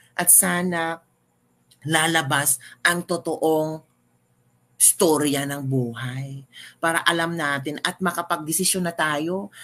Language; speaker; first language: Filipino; non-native, local second language; Cebuano